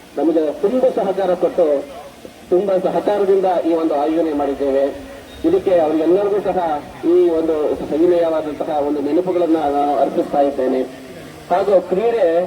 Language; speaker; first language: Kannada; native; Kannada